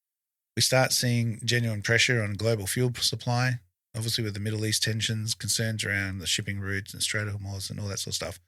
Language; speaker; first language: English; native; English